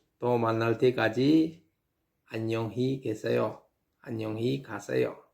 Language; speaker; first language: Korean; non-native, learner; Uzbek